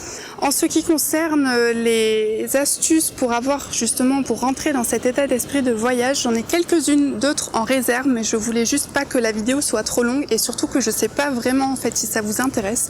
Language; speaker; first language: French; native; French